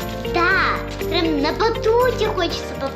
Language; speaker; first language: Russian; native; Russian